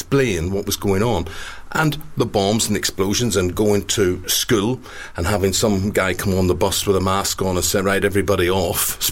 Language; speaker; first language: English; native; English